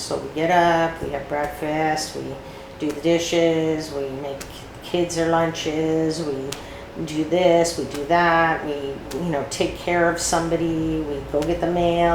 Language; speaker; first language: English; native; English